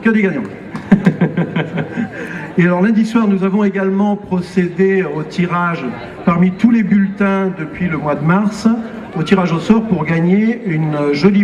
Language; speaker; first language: French; native; French